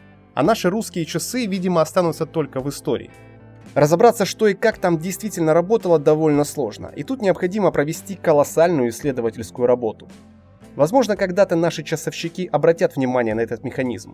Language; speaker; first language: Russian; native; Russian